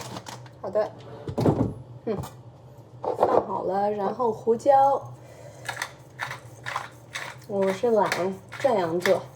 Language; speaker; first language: Chinese; early bilingual, heritage; Chinese